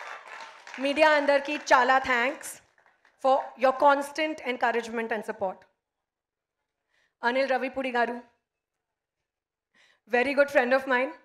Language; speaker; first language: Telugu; non-native, local second language; Hindi